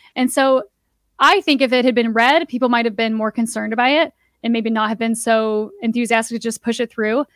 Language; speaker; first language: English; native; English